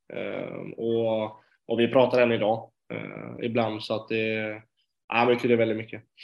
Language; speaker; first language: Swedish; native; Swedish